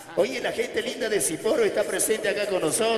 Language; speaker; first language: Spanish; native; Spanish